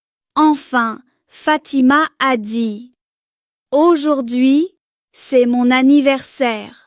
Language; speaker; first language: French; non-native, local second language; Arabic